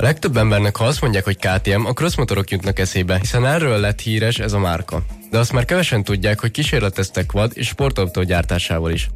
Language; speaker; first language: Hungarian; native; Hungarian